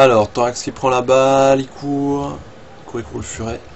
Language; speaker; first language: French; native; French